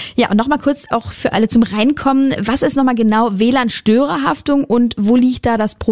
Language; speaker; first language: German; native; German